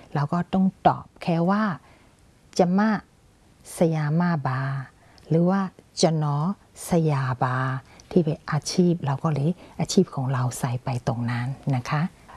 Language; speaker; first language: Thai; non-native, fluent; Burmese